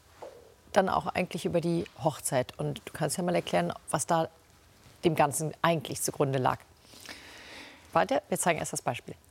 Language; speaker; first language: German; native; German